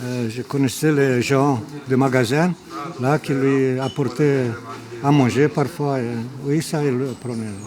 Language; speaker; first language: French; non-native, fluent; Romanian